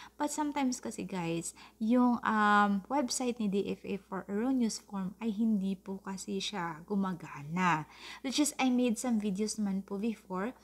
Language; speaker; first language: Filipino; non-native, local second language; Cebuano